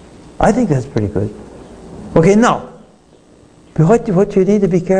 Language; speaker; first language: English; non-native, fluent; Chinese